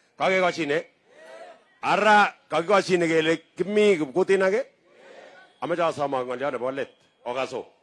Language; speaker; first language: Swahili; non-native, local second language; Kalenjin